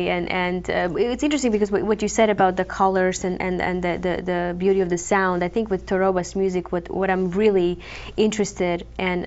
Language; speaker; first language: English; non-native, fluent; Croatian